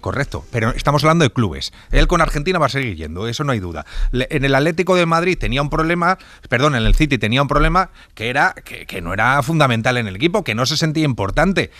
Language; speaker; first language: Spanish; native; Spanish